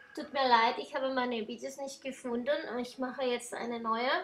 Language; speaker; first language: German; non-native, fluent; Spanish